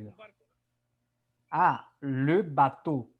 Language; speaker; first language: French; non-native, fluent; Spanish